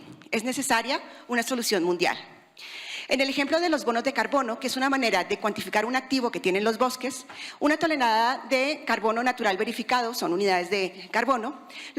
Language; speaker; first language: Spanish; native; Spanish